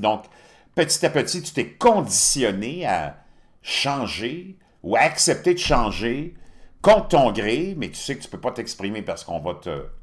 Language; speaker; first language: French; native; French